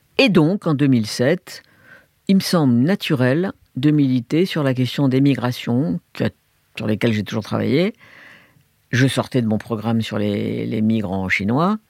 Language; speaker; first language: French; native; French